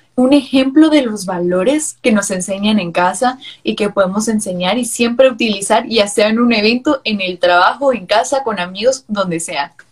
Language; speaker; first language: Spanish; early bilingual, heritage; Spanish